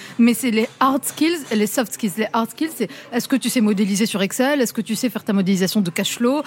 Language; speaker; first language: French; non-native, local second language; Arabic